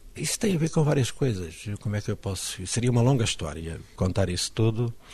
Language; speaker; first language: Portuguese; native; Portuguese